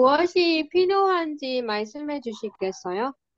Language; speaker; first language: Korean; non-native, learner; Burmese